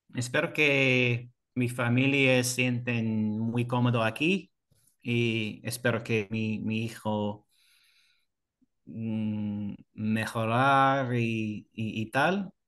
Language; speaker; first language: Spanish; non-native, learner; English